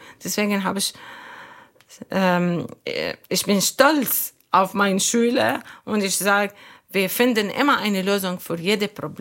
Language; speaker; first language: German; non-native, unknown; Arabic